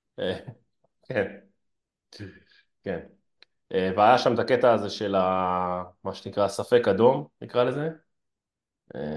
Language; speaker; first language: Hebrew; native; Hebrew